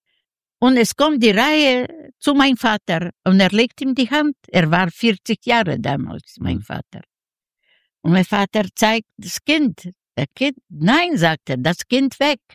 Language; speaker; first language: German; non-native, learner; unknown